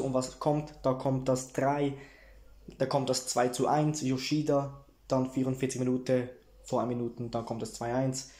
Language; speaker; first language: German; early bilingual, heritage; Italian